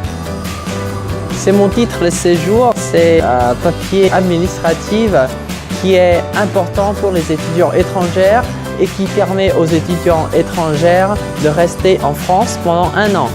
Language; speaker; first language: French; non-native, fluent; Vietnamese